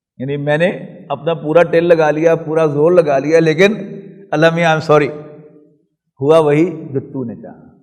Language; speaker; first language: Urdu; non-native, local second language; Punjabi